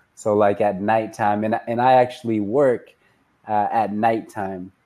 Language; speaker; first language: English; native; English